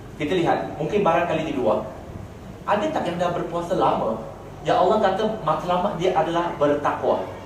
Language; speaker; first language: Malay; non-native, local second language; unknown